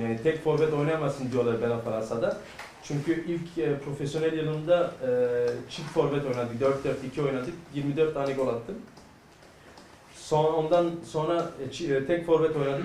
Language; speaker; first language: Turkish; early bilingual, heritage; Turkish